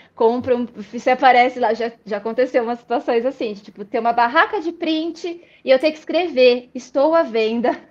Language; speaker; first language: Portuguese; native; Portuguese